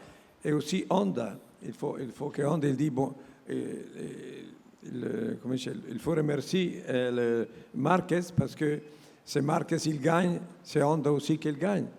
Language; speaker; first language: French; non-native, learner; Italian